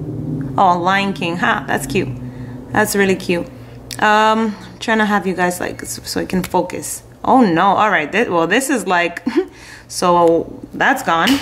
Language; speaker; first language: English; native; English